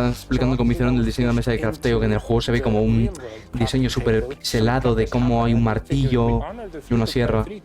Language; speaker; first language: Spanish; native; Spanish